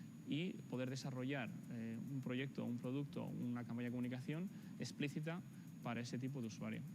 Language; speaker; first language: Spanish; native; Spanish